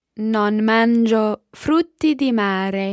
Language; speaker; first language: Italian; non-native, learner; English